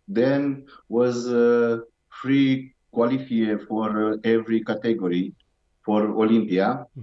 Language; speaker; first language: English; non-native, learner; Romanian